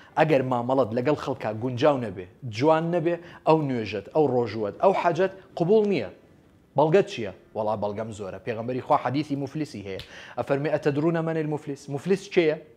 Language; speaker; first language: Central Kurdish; native; Central Kurdish